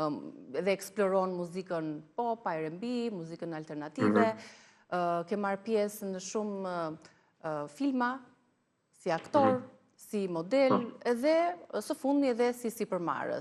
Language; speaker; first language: Albanian; native; Albanian